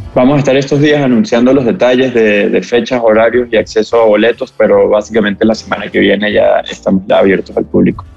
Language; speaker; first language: Spanish; native; Spanish